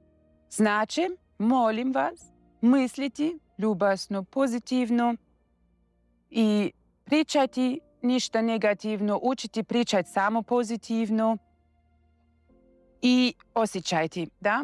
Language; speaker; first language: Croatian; non-native, learner; Russian